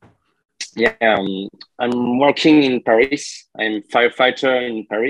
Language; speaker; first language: English; non-native, learner; French